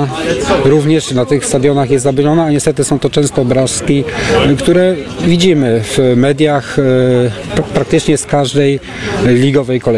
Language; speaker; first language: Polish; native; Polish